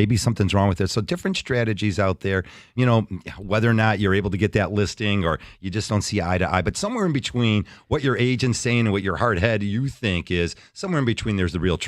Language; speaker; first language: English; native; English